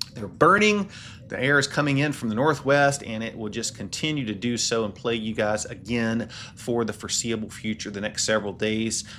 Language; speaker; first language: English; native; English